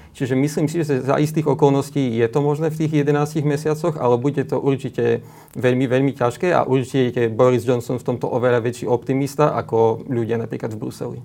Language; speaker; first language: Slovak; native; Slovak